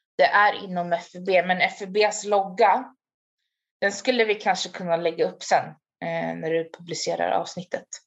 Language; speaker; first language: Swedish; native; Swedish